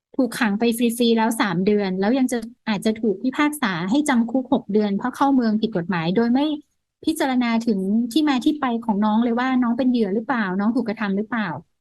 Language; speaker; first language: Thai; native; Thai